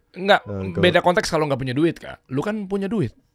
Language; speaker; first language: Indonesian; native; Indonesian